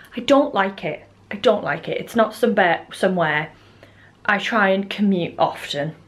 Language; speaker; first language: English; native; English